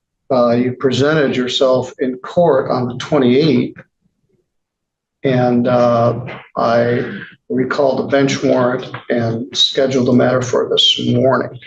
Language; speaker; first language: English; native; English